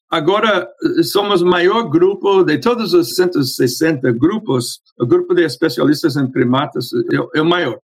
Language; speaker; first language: Portuguese; non-native, fluent; English